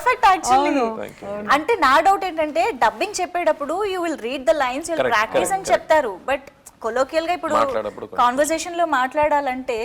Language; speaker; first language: Telugu; native; Telugu